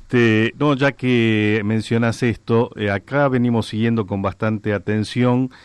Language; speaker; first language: Spanish; native; Spanish